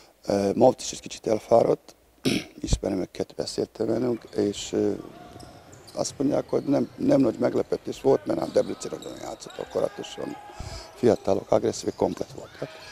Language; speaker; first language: Hungarian; non-native, learner; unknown